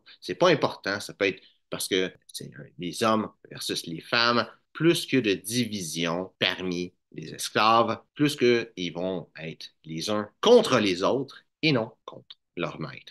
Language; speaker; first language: French; native; French